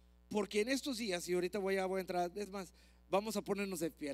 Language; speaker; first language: Spanish; early bilingual, heritage; Spanish